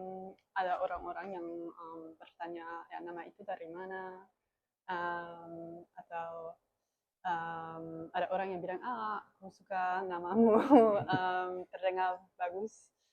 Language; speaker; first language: Indonesian; non-native, learner; German